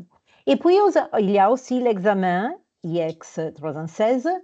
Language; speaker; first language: French; non-native, fluent; Italian